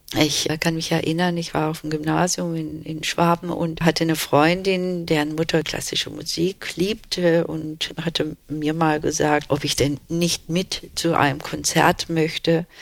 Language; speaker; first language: German; early bilingual, other home language; Turkish